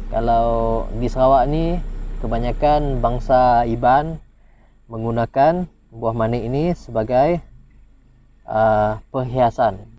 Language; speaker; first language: Malay; non-native, local second language; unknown